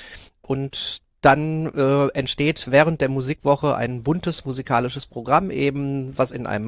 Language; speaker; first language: German; native; German